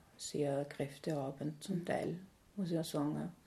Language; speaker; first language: German; native; German